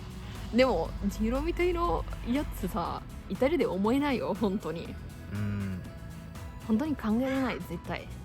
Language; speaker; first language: Japanese; non-native, fluent; Italian